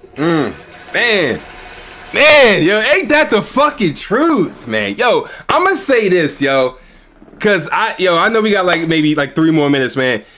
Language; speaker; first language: English; native; English